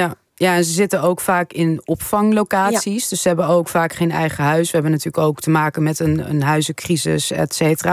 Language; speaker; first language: Dutch; native; Dutch